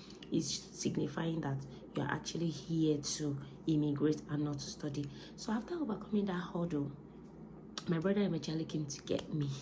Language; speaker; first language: English; non-native, local second language; Yoruba